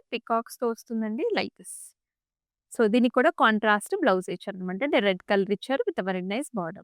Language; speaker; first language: Telugu; native; Telugu